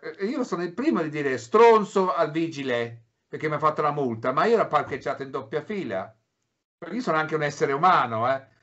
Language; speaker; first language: Italian; early bilingual, heritage; English